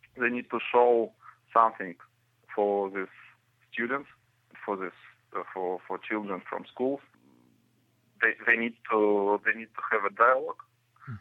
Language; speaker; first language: English; non-native, learner; Russian